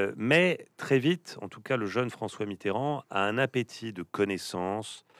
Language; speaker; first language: French; native; French